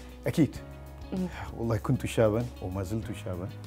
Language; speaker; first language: Arabic; non-native, fluent; Malay